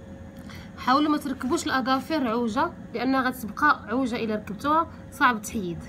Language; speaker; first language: Arabic; native; Arabic